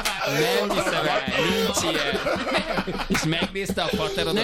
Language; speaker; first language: Hungarian; native; Hungarian